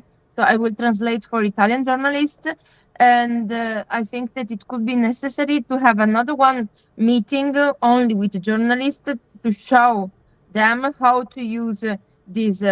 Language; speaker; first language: English; non-native, learner; Italian